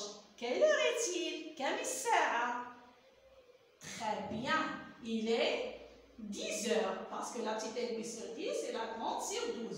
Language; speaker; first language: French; non-native, local second language; Arabic